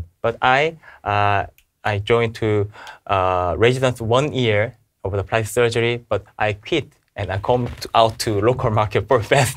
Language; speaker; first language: English; non-native, learner; Korean